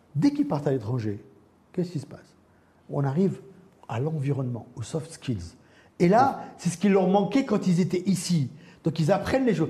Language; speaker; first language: French; early bilingual, other home language; Arabic